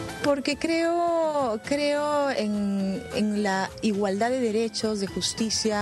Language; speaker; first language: Spanish; native; Spanish